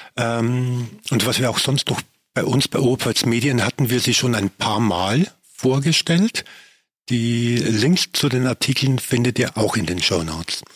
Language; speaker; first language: German; native; German